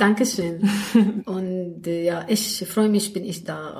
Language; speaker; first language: German; non-native, learner; Arabic